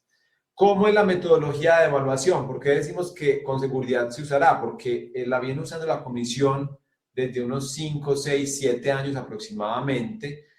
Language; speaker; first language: Spanish; native; Spanish